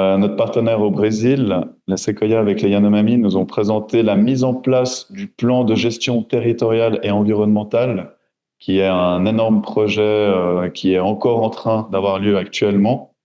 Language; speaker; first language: French; native; French